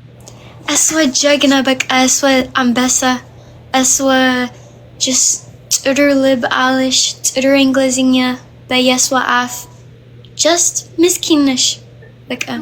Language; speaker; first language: Amharic; non-native, learner; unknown